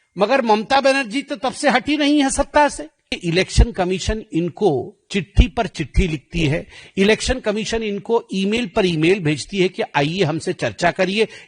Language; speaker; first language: Hindi; native; Hindi